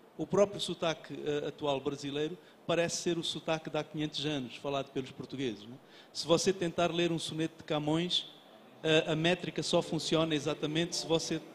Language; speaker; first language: Portuguese; native; Portuguese